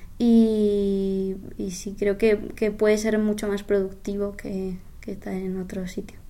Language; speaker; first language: Spanish; native; Spanish